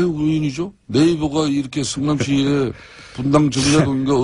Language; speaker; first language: Korean; native; Korean